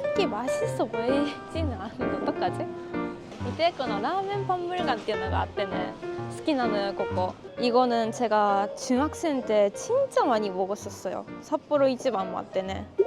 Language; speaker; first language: Korean; non-native, fluent; Japanese